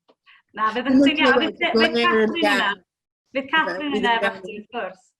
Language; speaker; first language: Welsh; native; Welsh